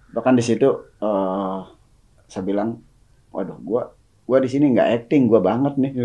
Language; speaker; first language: Indonesian; non-native, local second language; Sundanese